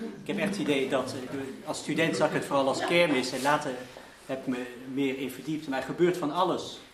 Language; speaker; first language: Dutch; early bilingual, heritage; Dutch